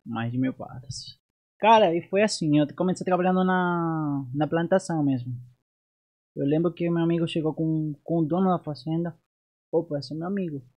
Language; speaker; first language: Portuguese; non-native, fluent; Spanish